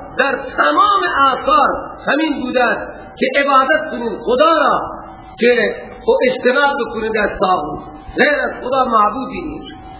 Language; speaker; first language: Persian; non-native, local second language; Baluchi